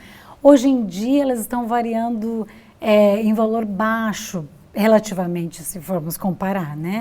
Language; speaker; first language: Portuguese; native; Portuguese